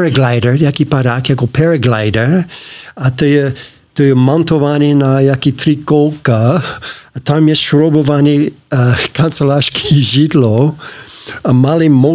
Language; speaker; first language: Czech; non-native, learner; English